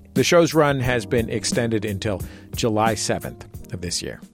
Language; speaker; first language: English; native; English